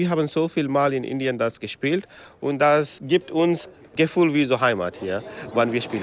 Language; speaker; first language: German; non-native, learner; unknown